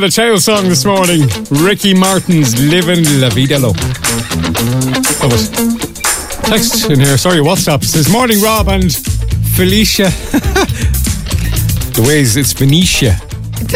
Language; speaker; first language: English; native; English